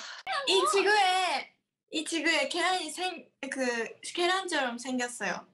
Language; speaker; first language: Korean; non-native, learner; Japanese